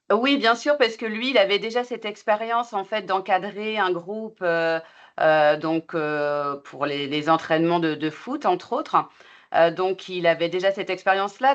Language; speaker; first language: French; native; French